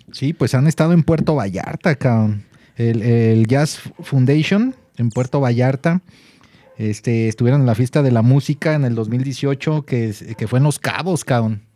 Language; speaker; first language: Spanish; native; Spanish